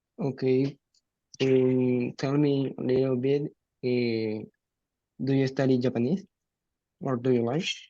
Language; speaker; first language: English; non-native, learner; Spanish